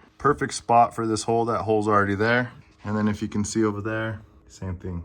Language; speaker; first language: English; native; English